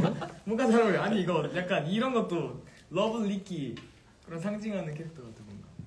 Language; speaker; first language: Korean; native; Korean